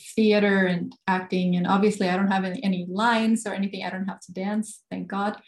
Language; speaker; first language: English; non-native, fluent; Swedish